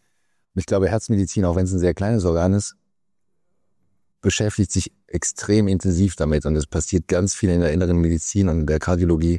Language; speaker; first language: German; native; German